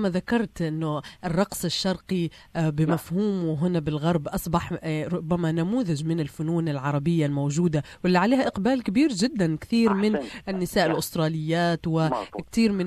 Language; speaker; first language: Arabic; native; Arabic